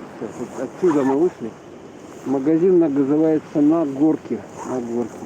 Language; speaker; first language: Russian; native; Russian